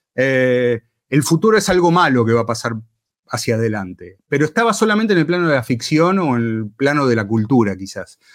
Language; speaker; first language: Spanish; native; Spanish